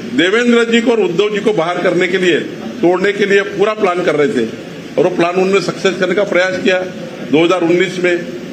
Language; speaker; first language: Hindi; non-native, local second language; Marathi